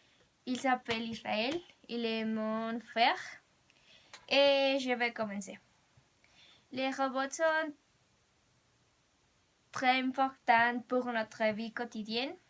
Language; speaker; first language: French; non-native, learner; Spanish